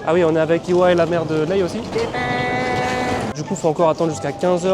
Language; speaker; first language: French; native; French